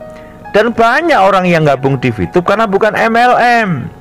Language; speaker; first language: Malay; non-native, local second language; Javanese